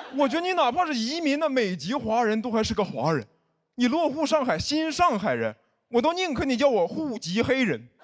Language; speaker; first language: Chinese; native; Chinese